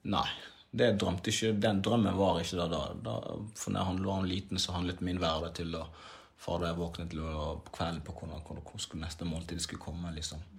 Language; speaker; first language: Norwegian; early bilingual, other home language; Swahili